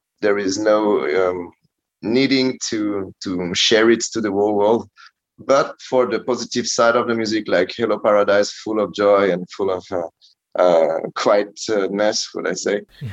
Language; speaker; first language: English; non-native, learner; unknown